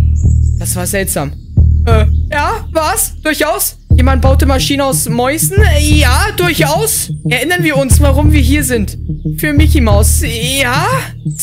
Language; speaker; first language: German; native; German